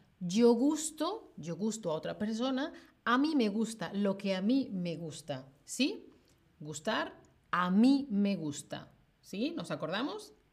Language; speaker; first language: Spanish; native; Spanish